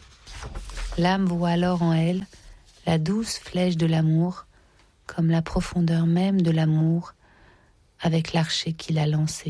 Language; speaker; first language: French; native; French